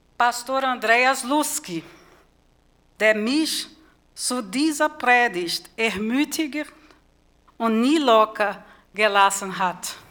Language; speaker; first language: German; non-native, fluent; Portuguese